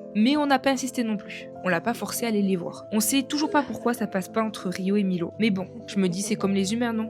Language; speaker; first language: French; native; French